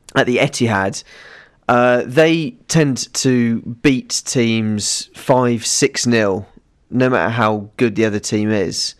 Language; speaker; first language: English; native; English